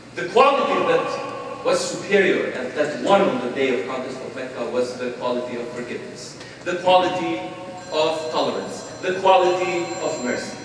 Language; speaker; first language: English; non-native, fluent; Albanian